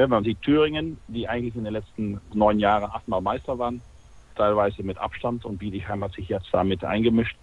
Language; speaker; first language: German; native; German